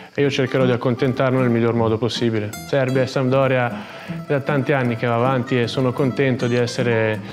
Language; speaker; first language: Italian; native; Italian